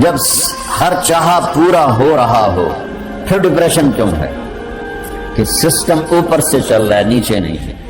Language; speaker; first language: Urdu; non-native, local second language; Punjabi